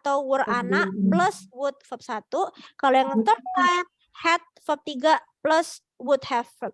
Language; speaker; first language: English; non-native, fluent; Indonesian